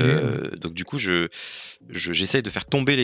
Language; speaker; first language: French; native; French